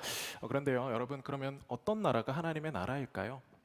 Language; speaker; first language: Korean; native; Korean